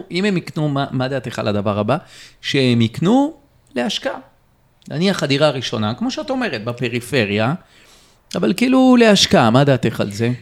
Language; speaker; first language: Hebrew; native; Hebrew